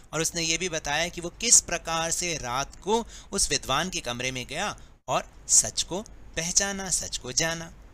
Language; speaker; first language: Hindi; native; Hindi